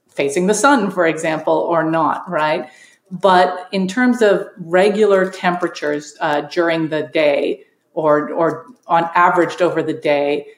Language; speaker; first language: English; native; English